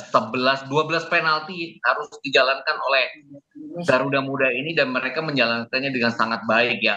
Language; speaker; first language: Indonesian; native; Indonesian